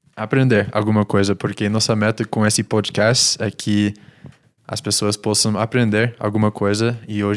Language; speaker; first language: Portuguese; non-native, fluent; English